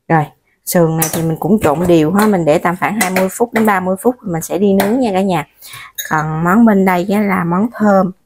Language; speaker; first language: Vietnamese; native; Vietnamese